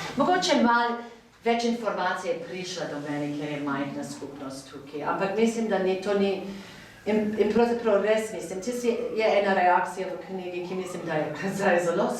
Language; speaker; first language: Slovenian; non-native, fluent; English